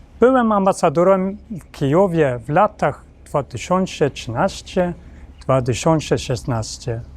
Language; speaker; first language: Polish; non-native, learner; Swedish